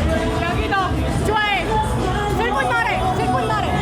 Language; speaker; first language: Korean; non-native, learner; Spanish